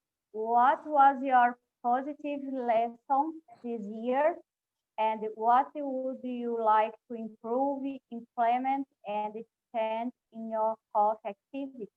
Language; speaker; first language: English; non-native, learner; Portuguese